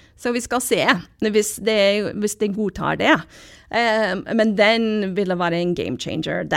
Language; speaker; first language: Norwegian; non-native, fluent; English